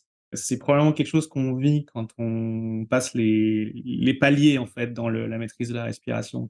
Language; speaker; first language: French; native; French